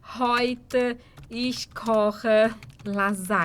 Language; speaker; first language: German; non-native, fluent; Portuguese